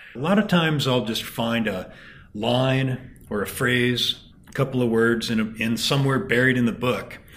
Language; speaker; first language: English; native; English